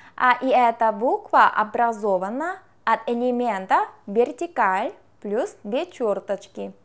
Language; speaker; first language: Russian; non-native, fluent; Korean